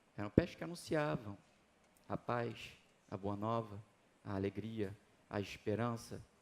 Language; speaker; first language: Portuguese; native; Portuguese